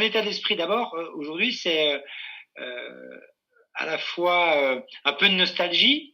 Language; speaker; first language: French; native; French